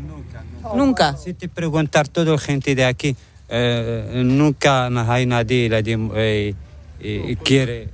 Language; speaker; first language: Spanish; non-native, learner; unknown